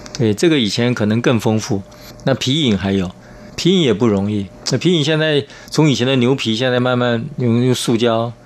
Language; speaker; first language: Chinese; native; Chinese